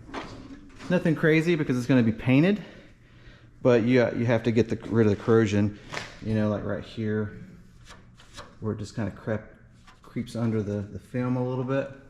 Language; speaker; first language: English; native; English